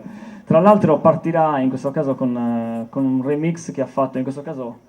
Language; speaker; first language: Italian; native; Italian